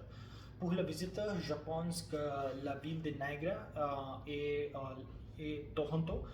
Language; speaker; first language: French; non-native, learner; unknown